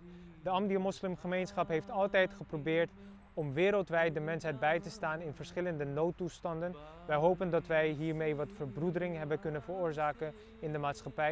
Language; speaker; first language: Dutch; early bilingual, other home language; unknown